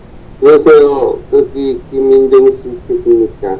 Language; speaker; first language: Korean; non-native, learner; Vietnamese